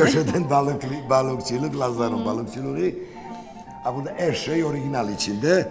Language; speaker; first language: Turkish; non-native, learner; Georgian